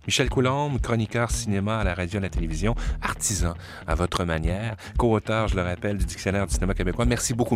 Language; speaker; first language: French; native; French